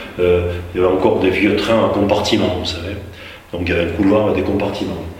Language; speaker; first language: French; native; French